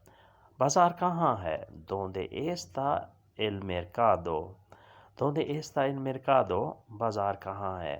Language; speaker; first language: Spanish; non-native, learner; Urdu